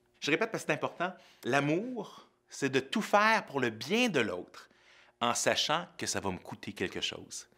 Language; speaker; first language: French; native; French